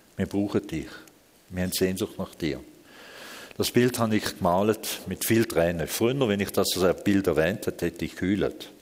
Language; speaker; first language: German; early bilingual, other home language; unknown